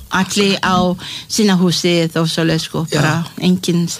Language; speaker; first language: Icelandic; non-native, learner; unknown